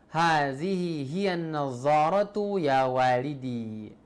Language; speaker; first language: Arabic; non-native, fluent; Indonesian